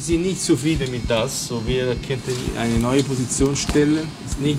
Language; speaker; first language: German; non-native, fluent; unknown